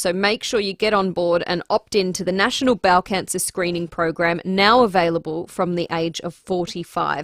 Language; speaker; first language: English; native; English